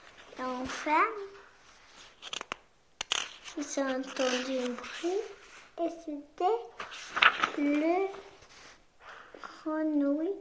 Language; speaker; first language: French; non-native, local second language; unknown